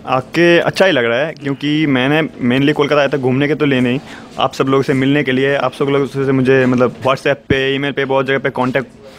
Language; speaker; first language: Hindi; native; Hindi